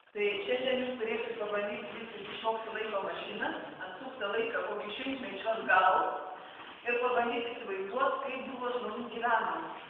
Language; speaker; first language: Lithuanian; native; Lithuanian